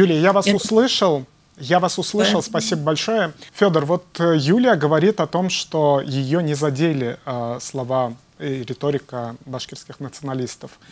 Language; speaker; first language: Russian; native; Russian